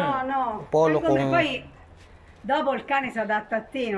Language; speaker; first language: Italian; native; Italian